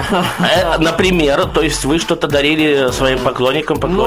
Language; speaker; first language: Russian; native; Russian